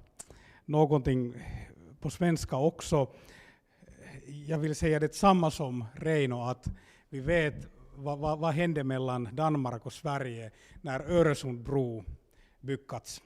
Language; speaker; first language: Swedish; non-native, local second language; Finnish